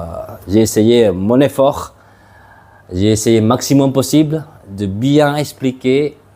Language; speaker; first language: French; non-native, fluent; Madurese